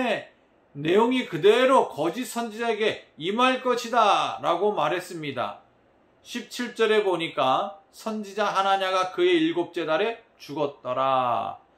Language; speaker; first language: Korean; native; Korean